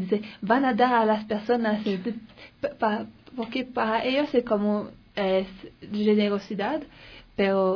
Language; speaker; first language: Spanish; non-native, learner; French